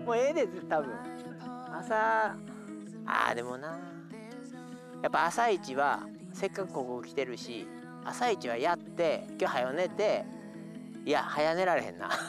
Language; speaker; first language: Japanese; native; Japanese